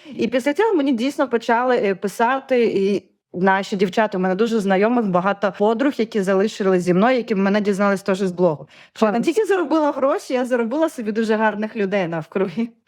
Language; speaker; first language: Ukrainian; non-native, local second language; Russian